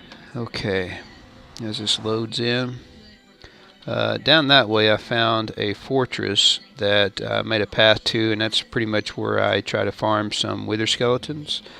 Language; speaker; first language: English; native; English